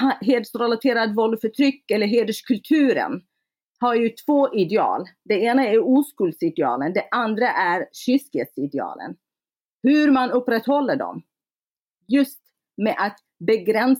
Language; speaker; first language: Swedish; non-native, fluent; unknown